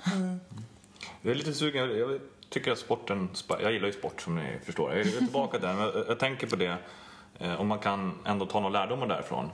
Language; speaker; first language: Swedish; native; Swedish